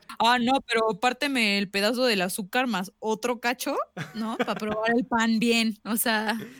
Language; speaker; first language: Spanish; native; Spanish